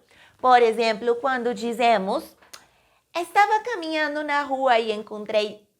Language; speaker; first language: Portuguese; non-native, fluent; Spanish